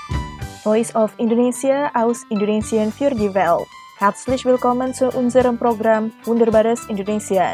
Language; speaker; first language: German; non-native, fluent; Indonesian